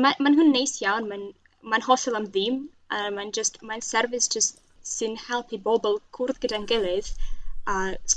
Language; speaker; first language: Welsh; non-native, learner; Russian